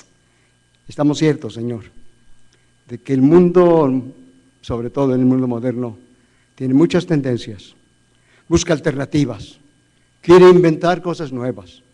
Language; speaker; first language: Spanish; native; Spanish